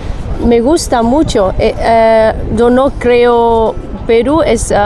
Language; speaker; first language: Spanish; non-native, learner; Vietnamese